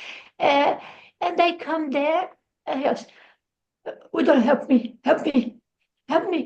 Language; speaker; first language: English; non-native, learner; Portuguese